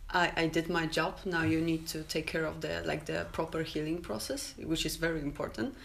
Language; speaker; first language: English; non-native, fluent; Polish